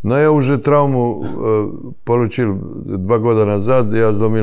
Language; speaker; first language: Russian; non-native, learner; Serbian